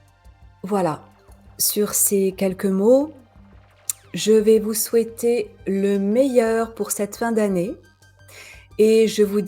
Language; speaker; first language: French; native; French